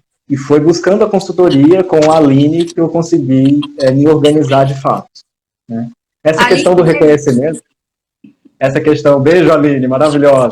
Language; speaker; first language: Portuguese; native; Portuguese